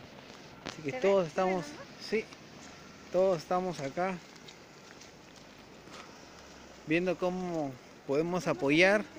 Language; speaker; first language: Spanish; native; Spanish